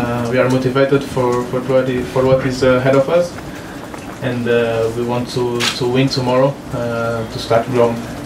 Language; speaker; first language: English; non-native, fluent; Portuguese